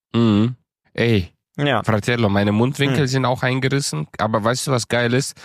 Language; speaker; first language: German; early bilingual, other home language; Romanian